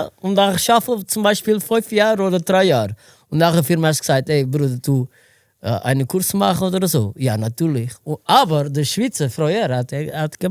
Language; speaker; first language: German; non-native, learner; Portuguese